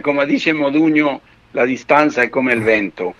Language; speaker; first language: Italian; non-native, fluent; Spanish